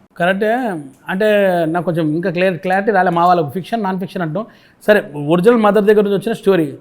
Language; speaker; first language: Telugu; native; Telugu